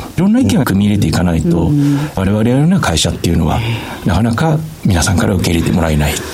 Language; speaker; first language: Japanese; native; Japanese